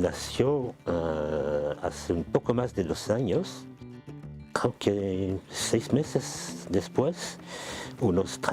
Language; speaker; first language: Spanish; non-native, fluent; French